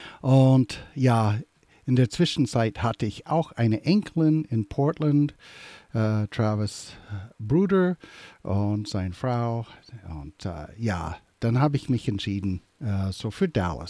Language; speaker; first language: German; early bilingual, heritage; English